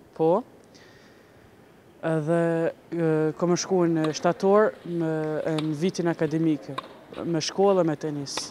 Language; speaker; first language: Albanian; early bilingual, heritage; Albanian